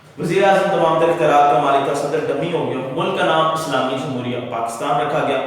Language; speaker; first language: Urdu; non-native, local second language; Punjabi